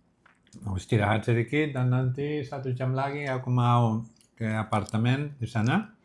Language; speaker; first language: Indonesian; non-native, learner; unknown